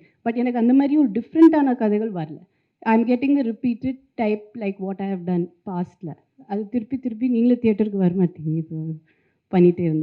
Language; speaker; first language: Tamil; non-native, fluent; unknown